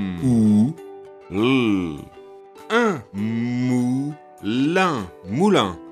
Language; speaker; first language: French; native; French